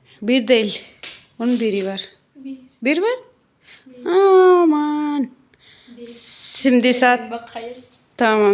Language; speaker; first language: Turkish; non-native, learner; Gujarati